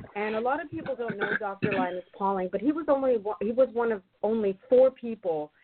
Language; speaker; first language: English; non-native, fluent; German